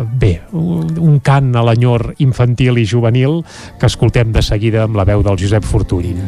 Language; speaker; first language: Catalan; native; Catalan